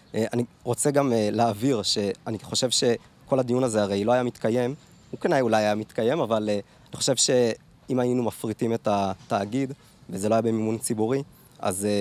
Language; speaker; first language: Hebrew; native; Hebrew